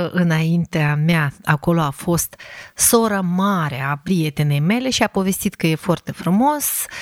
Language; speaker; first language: Romanian; non-native, fluent; Russian